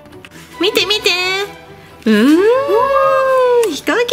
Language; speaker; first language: Japanese; native; Japanese